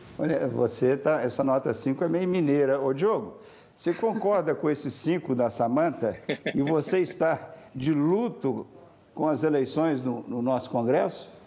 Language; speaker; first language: Portuguese; native; Portuguese